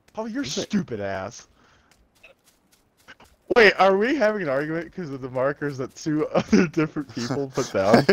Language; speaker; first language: English; native; English